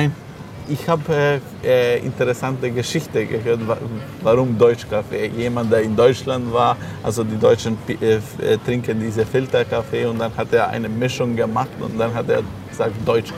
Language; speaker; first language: German; non-native, learner; Albanian